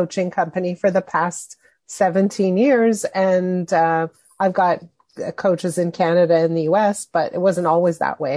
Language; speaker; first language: English; native; English